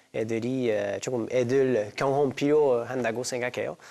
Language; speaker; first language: Korean; non-native, fluent; English